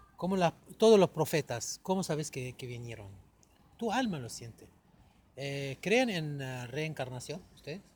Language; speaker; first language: Spanish; non-native, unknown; Arabic